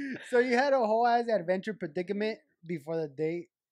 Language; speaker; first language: English; early bilingual, other home language; Spanish